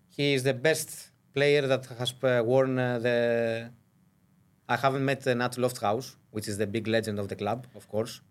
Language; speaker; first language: English; non-native, fluent; Greek